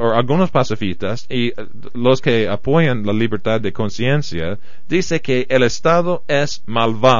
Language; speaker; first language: Spanish; non-native, fluent; English